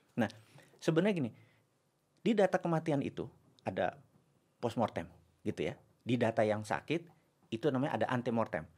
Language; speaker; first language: Indonesian; native; Indonesian